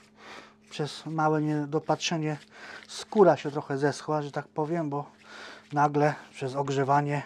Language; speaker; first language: Polish; native; Polish